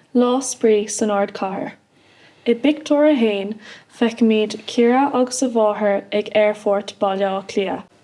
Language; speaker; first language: Irish; non-native, local second language; English